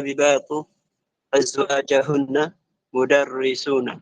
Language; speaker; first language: Arabic; non-native, learner; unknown